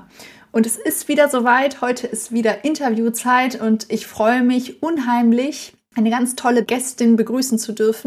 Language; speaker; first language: German; native; German